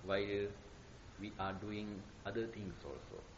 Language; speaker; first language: English; non-native, local second language; Sinhala